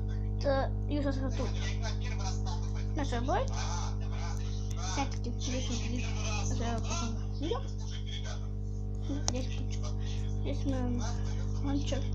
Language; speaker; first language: Russian; non-native, learner; Lithuanian